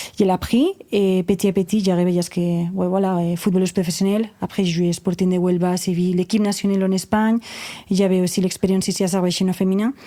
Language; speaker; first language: French; non-native, fluent; Spanish